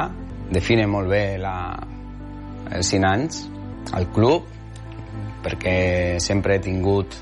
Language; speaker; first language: Catalan; non-native, local second language; Spanish